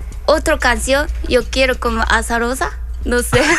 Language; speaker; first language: Spanish; non-native, learner; Korean